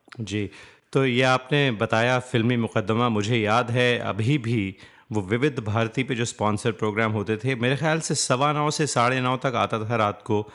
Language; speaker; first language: Hindi; native; Hindi